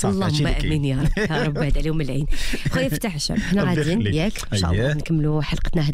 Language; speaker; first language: Arabic; native; Arabic